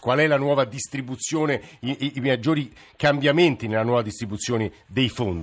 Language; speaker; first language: Italian; native; Italian